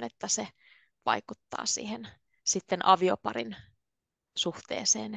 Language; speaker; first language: Finnish; native; Finnish